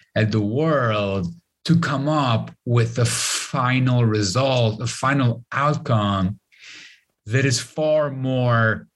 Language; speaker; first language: English; non-native, fluent; Arabic